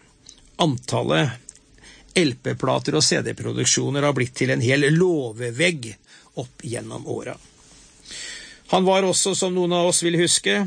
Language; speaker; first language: Norwegian; native; Norwegian